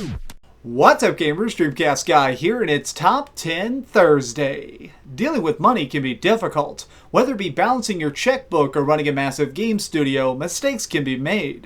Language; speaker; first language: English; native; English